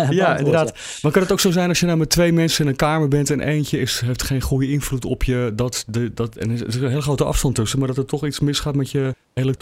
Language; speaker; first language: Dutch; native; Dutch